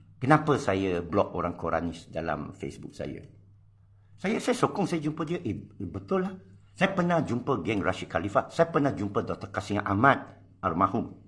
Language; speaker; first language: Malay; non-native, local second language; Min Nan Chinese